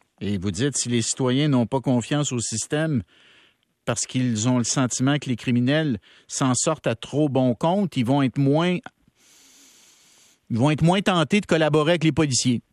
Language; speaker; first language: French; native; French